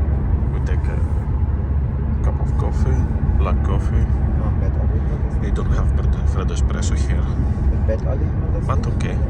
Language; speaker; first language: English; non-native, learner; Greek